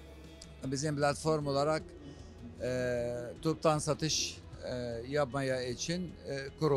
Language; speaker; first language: Turkish; non-native, learner; Arabic